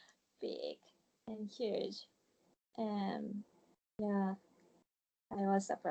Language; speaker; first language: English; non-native, learner; Japanese